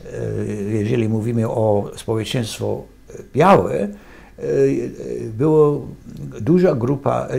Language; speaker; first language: Polish; non-native, fluent; English